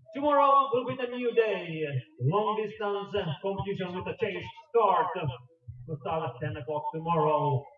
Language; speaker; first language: English; non-native, fluent; Finnish